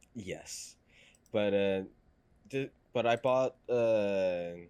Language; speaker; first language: English; non-native, fluent; Danish